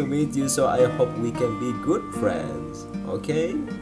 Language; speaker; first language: English; non-native, learner; Indonesian